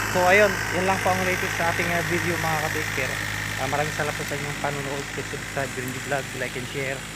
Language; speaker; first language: Filipino; non-native, local second language; Iloko